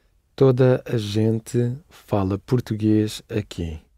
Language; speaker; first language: Portuguese; non-native, learner; English